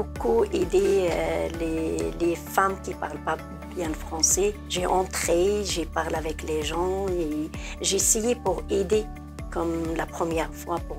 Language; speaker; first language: French; non-native, learner; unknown